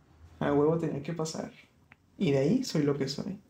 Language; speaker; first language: Spanish; native; Spanish